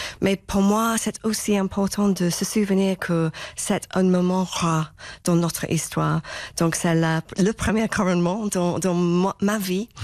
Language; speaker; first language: French; non-native, fluent; English